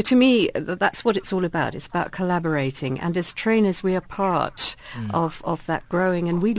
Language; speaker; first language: English; native; English